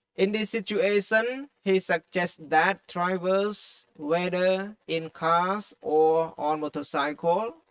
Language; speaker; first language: English; non-native, fluent; Khmer